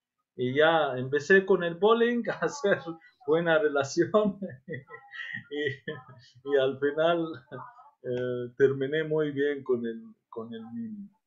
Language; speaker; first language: Spanish; non-native, fluent; Arabic